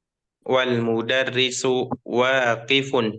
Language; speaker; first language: Arabic; non-native, fluent; Indonesian